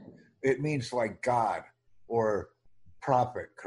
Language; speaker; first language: English; non-native, fluent; Romanian